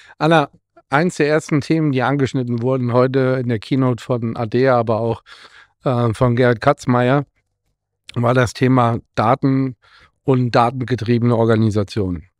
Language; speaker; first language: German; native; German